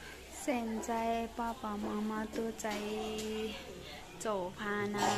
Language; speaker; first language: Chinese; non-native, learner; Nepali